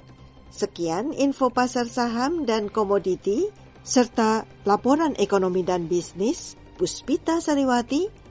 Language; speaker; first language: Indonesian; native; Indonesian